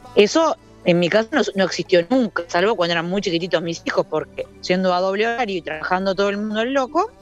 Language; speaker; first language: Spanish; native; Spanish